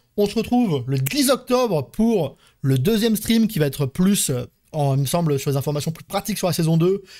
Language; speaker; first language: French; native; French